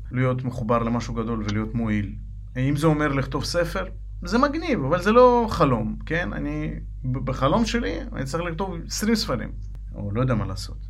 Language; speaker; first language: Hebrew; non-native, fluent; Russian